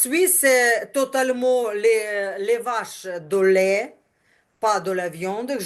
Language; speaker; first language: French; non-native, learner; Ukrainian